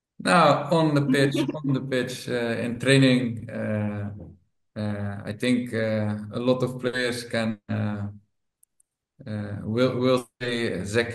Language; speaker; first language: English; non-native, fluent; Dutch